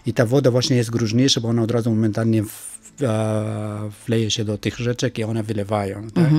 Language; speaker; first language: Polish; non-native, fluent; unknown